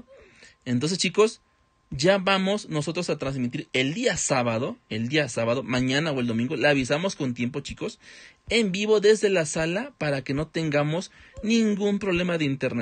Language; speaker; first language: Spanish; native; Spanish